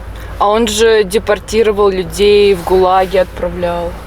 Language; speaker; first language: Russian; native; Russian